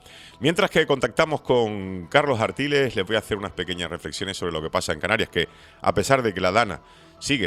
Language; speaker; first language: Spanish; native; Spanish